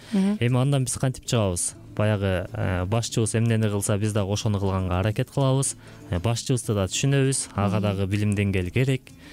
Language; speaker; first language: Kyrgyz; native; Kyrgyz